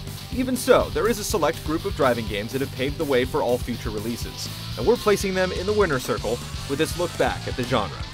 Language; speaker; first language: English; native; English